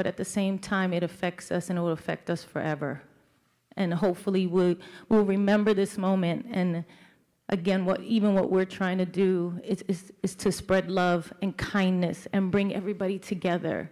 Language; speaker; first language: English; native; English